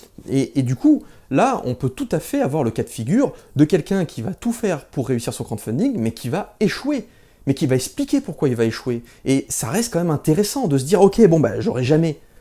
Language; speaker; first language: French; native; French